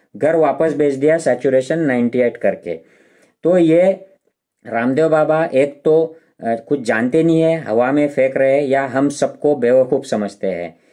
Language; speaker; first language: Hindi; non-native, local second language; Marathi